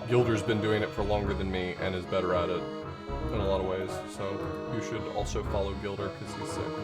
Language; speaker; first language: English; native; English